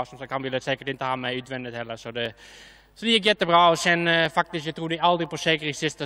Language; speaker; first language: Swedish; non-native, fluent; Dutch